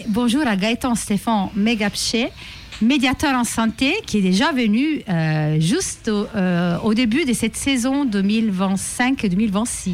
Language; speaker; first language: French; native; French